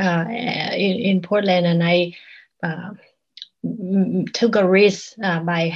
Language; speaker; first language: English; non-native, learner; Thai